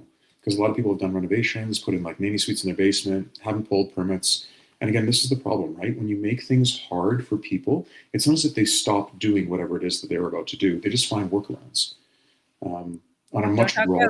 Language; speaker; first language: English; native; English